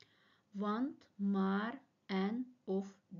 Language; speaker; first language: Dutch; non-native, fluent; Uyghur